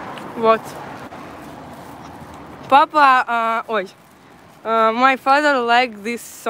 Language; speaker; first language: English; non-native, learner; Russian